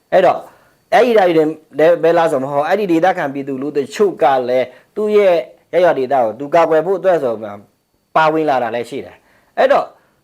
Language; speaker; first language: Burmese; non-native, local second language; Pa'o Karen